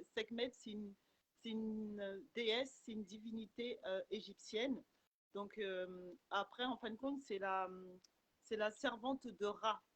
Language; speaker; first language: French; early bilingual, other home language; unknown